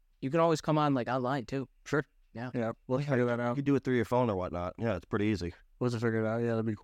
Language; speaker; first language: English; native; English